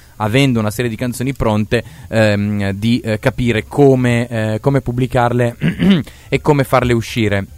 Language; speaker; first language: Italian; native; Italian